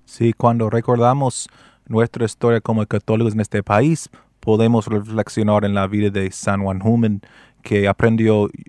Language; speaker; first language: Spanish; non-native, fluent; English